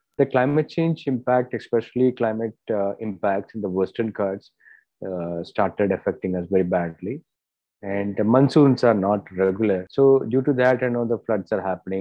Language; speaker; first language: English; non-native, local second language; Malayalam